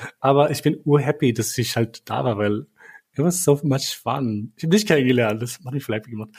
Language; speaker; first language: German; early bilingual, other home language; Albanian